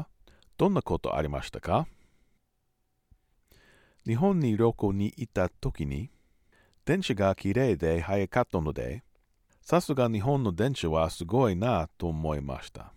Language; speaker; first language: Japanese; non-native, learner; English